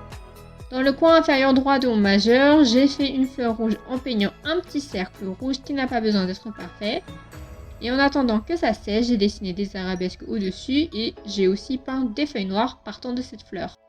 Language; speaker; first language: French; native; French